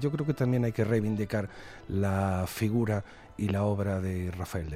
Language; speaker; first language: Spanish; native; Spanish